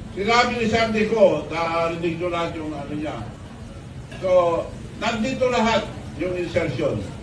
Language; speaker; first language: Filipino; non-native, local second language; Iloko